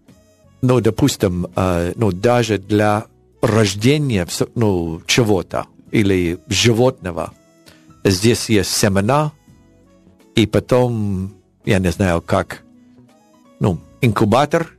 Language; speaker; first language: Russian; non-native, learner; English